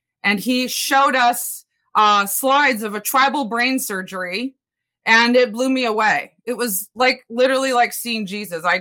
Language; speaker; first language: English; native; English